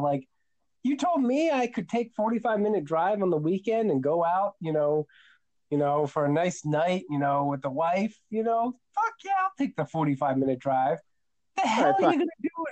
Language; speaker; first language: English; native; English